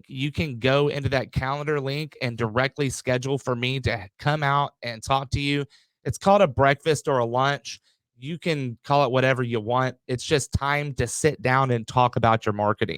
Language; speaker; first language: English; native; English